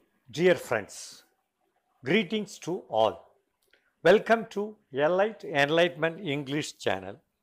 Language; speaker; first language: English; non-native, local second language; Tamil